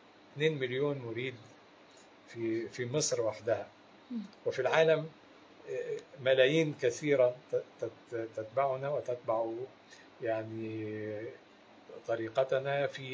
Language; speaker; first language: Arabic; native; Arabic